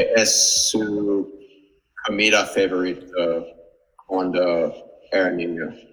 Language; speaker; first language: Spanish; non-native, learner; English